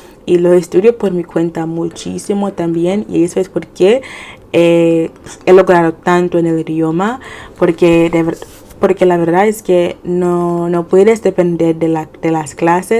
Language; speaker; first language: Spanish; non-native, fluent; English